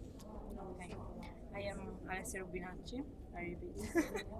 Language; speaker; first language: English; non-native, learner; Italian